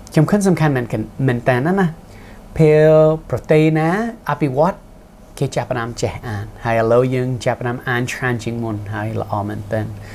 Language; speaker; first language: Khmer; non-native, fluent; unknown